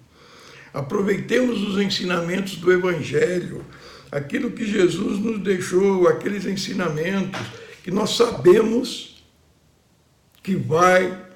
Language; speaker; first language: Portuguese; native; Portuguese